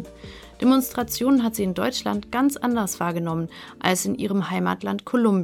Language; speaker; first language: German; native; German